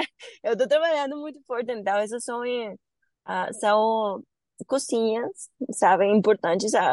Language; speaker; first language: Portuguese; non-native, learner; Spanish